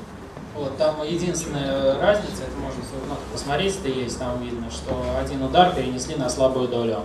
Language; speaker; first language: Russian; native; Russian